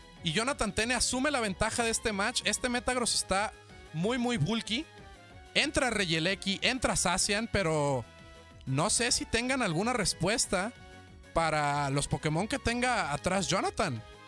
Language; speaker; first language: Spanish; native; Spanish